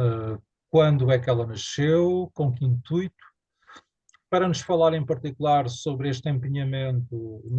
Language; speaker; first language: Portuguese; native; Portuguese